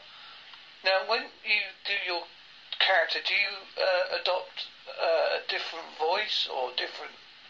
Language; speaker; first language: English; native; English